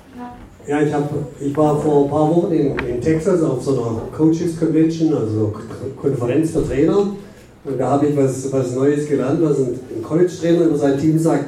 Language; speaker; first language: German; native; German